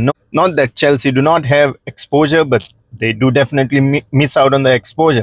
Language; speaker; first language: English; non-native, local second language; Konkani